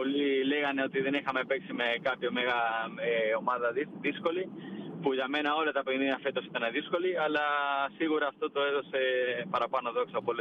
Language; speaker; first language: Greek; non-native, fluent; Spanish